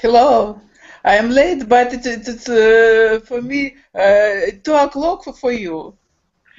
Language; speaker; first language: English; non-native, learner; Russian